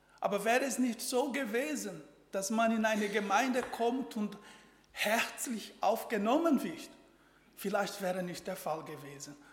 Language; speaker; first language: German; non-native, fluent; Portuguese